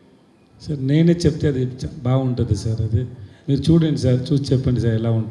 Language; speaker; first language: Telugu; non-native, learner; Tamil